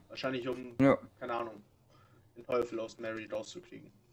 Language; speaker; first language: German; native; German